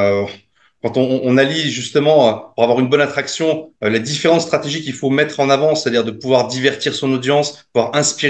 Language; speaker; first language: French; native; French